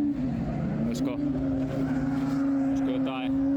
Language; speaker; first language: Finnish; native; Finnish